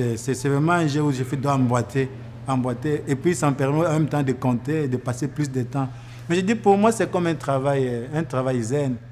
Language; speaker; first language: French; non-native, local second language; Lingala